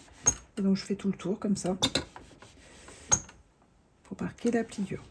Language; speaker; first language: French; native; French